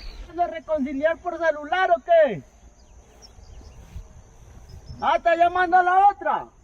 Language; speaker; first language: Spanish; native; Spanish